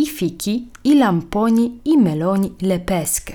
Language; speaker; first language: Italian; non-native, fluent; Polish